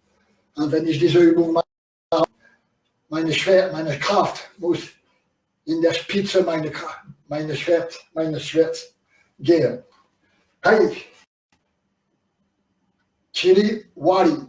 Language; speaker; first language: German; non-native, learner; French